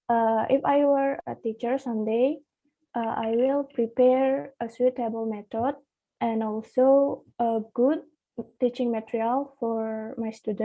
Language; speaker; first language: English; non-native, learner; Indonesian